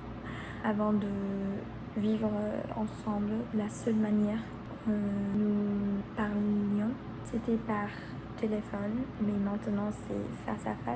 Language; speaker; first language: French; non-native, learner; Spanish